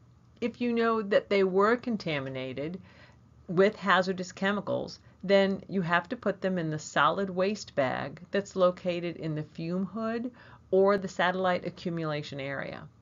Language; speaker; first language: English; native; English